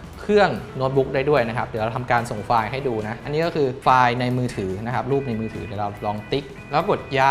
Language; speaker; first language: Thai; native; Thai